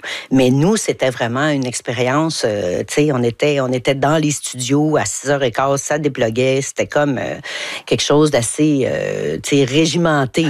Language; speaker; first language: French; native; French